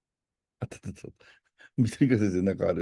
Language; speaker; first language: Japanese; native; Japanese